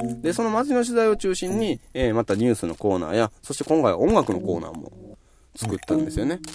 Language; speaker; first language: Japanese; native; Japanese